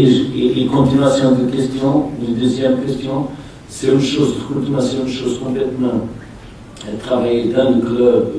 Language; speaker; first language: French; non-native, fluent; Portuguese